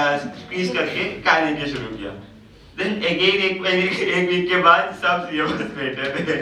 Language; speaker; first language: Hindi; non-native, local second language; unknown